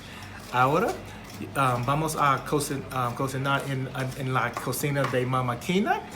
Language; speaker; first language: Spanish; non-native, learner; English